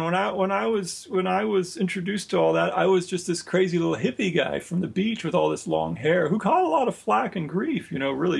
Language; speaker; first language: English; native; English